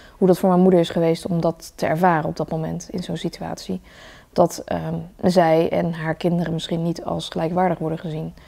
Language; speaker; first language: Dutch; early bilingual, other home language; Vietnamese